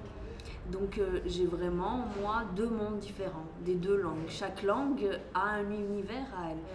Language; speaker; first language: French; native; French